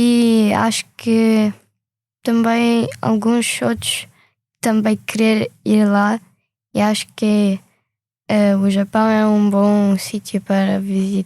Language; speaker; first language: Portuguese; early bilingual, other home language; Ukrainian